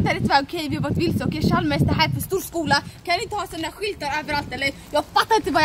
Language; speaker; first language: Swedish; early bilingual, other home language; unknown